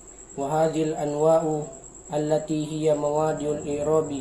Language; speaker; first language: Arabic; non-native, learner; Indonesian